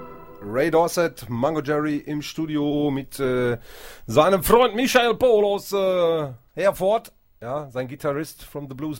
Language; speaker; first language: German; native; German